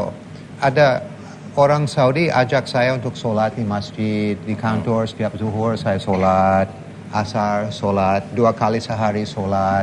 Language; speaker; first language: Indonesian; non-native, learner; English